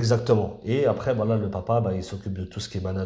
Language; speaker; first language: French; native; French